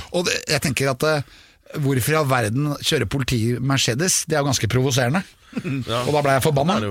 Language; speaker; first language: Norwegian; native; Norwegian